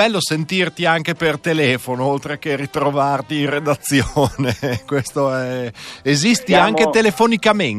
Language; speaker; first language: Italian; native; Italian